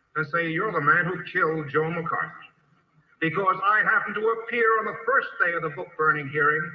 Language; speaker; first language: English; native; English